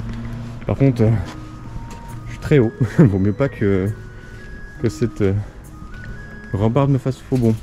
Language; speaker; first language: French; native; French